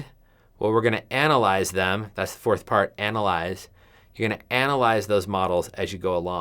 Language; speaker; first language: English; native; English